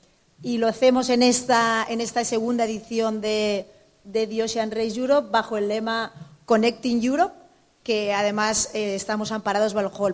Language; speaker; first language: Spanish; native; Spanish